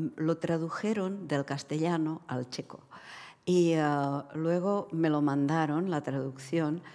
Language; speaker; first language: Spanish; non-native, fluent; Czech